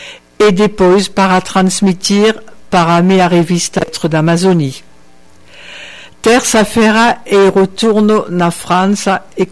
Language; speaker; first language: Portuguese; non-native, fluent; French